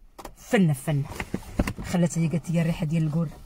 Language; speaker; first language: Arabic; native; Arabic